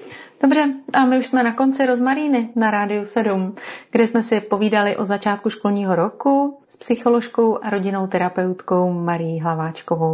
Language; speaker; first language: Czech; native; Czech